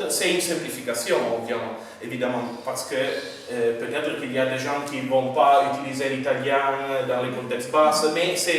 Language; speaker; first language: French; non-native, fluent; Italian